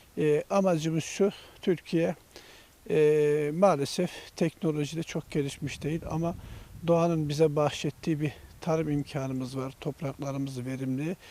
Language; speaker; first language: Turkish; native; Turkish